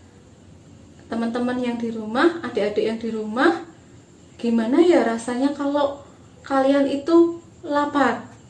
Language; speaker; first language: Indonesian; native; Indonesian